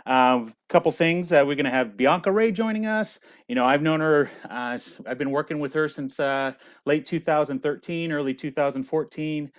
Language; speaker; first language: English; native; English